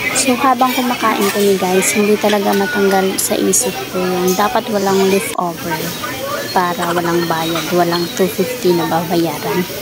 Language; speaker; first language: Filipino; non-native, local second language; Hiligaynon